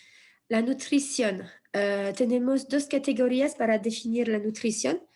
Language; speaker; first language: Spanish; non-native, fluent; French